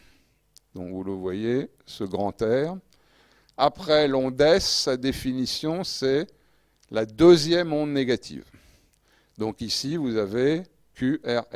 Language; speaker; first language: French; native; French